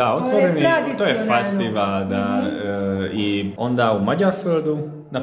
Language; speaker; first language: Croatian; non-native, local second language; Hungarian